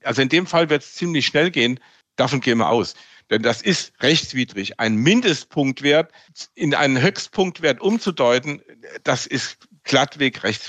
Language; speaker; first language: German; native; German